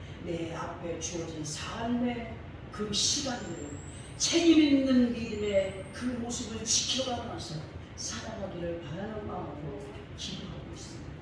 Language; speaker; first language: Korean; native; Korean